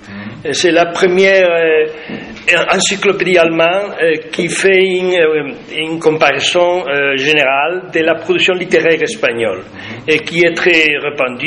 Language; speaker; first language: French; non-native, fluent; Spanish